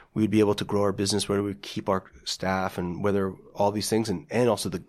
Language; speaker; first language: English; native; English